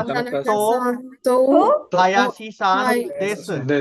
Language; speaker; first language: Japanese; non-native, learner; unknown